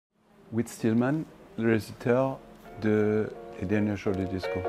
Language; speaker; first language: French; non-native, fluent; English